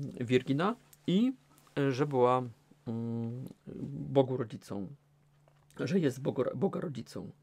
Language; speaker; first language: Polish; native; Polish